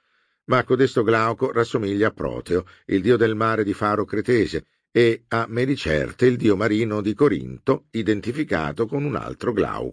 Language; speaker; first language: Italian; native; Italian